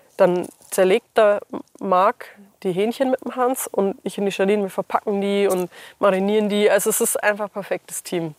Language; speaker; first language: German; early bilingual, other home language; English